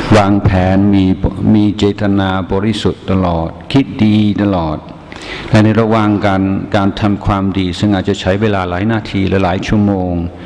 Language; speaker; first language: Thai; non-native, fluent; English